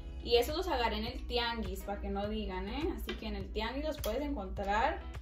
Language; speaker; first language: Spanish; early bilingual, heritage; Spanish